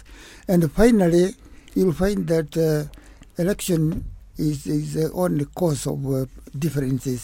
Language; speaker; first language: English; non-native, local second language; Kikuyu